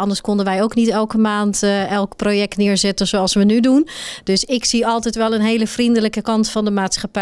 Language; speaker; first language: Dutch; native; Dutch